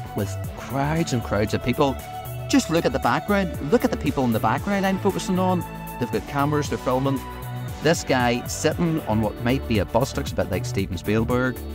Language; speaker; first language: English; native; English